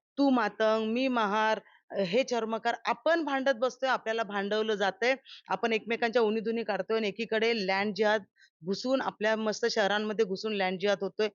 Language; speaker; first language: Marathi; native; Marathi